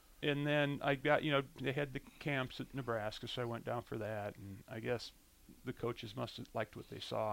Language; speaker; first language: English; native; English